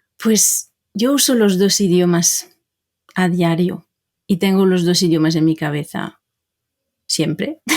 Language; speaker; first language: Spanish; non-native, fluent; French